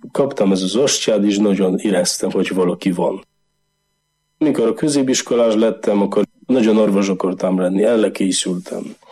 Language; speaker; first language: Hungarian; non-native, learner; Polish